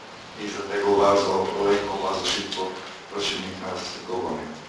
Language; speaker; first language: Polish; non-native, fluent; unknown